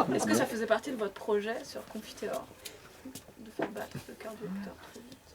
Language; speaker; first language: French; native; French